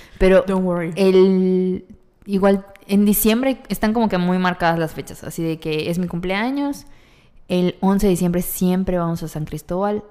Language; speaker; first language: Spanish; native; Spanish